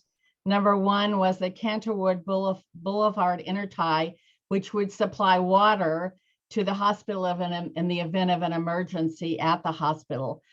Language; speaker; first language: English; native; English